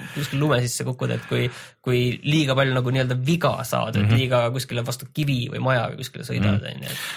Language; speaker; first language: Estonian; native; Estonian